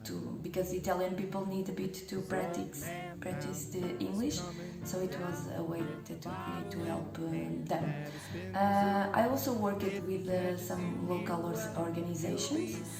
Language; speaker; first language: English; non-native, fluent; Portuguese